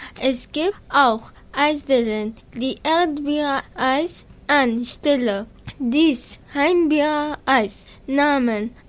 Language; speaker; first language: German; non-native, learner; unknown